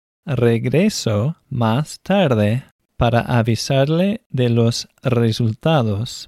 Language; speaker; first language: Spanish; non-native, fluent; English